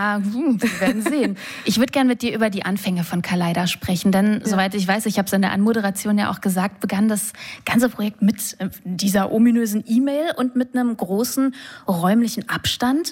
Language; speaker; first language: German; native; German